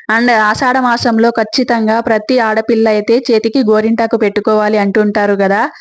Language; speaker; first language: Telugu; native; Telugu